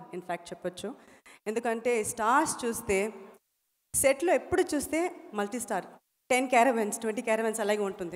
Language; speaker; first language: Telugu; non-native, local second language; Tamil